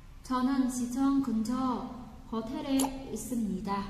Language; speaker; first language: Korean; non-native, fluent; Vietnamese